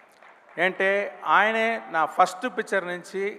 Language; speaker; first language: Telugu; non-native, fluent; Tamil